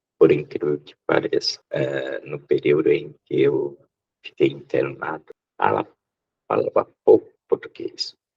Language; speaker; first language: Portuguese; non-native, local second language; Japanese